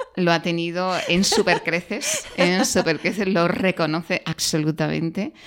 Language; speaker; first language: Spanish; native; Spanish